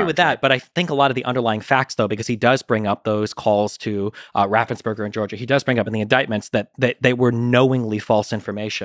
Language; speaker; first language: English; native; English